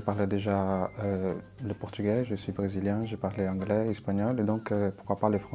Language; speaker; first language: French; non-native, fluent; Portuguese